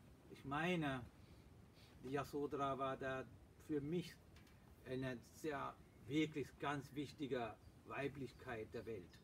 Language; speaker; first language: German; non-native, fluent; Sinhala